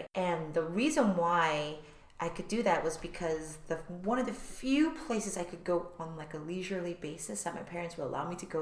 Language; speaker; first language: English; early bilingual, other home language; Korean